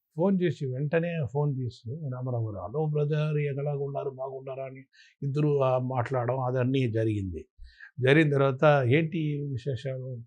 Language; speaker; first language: Telugu; non-native, learner; Tamil